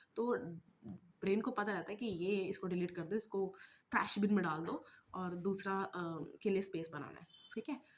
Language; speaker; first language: Hindi; non-native, local second language; Malayalam